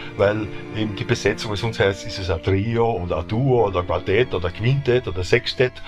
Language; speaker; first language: German; native; German